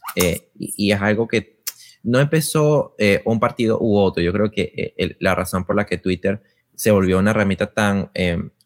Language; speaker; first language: Spanish; native; Spanish